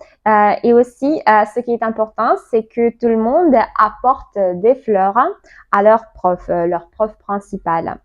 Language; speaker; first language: French; non-native, learner; Russian